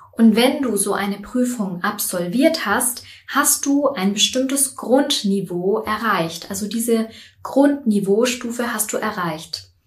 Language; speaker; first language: German; native; German